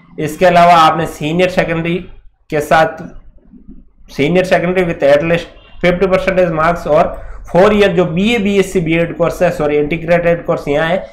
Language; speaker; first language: Hindi; native; Hindi